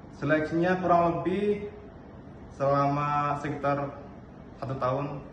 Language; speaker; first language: Indonesian; native; Indonesian